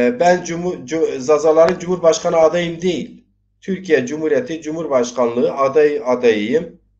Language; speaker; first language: Turkish; non-native, local second language; Zaza